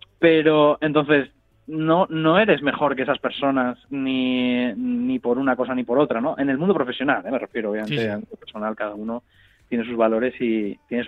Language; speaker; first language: Spanish; native; Spanish